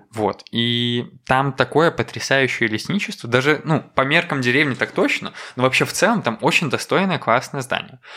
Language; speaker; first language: Russian; native; Russian